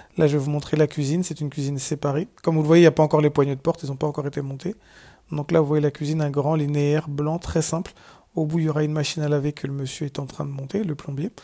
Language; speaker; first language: French; native; French